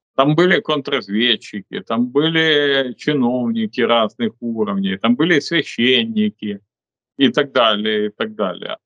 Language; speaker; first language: Russian; non-native, local second language; Ukrainian